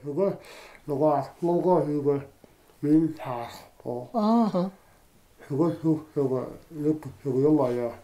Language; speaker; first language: Mongolian; non-native, learner; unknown